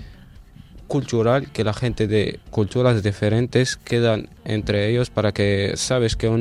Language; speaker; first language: Spanish; non-native, fluent; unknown